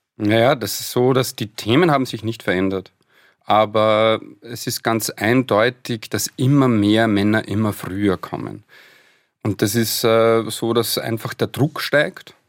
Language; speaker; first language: German; native; German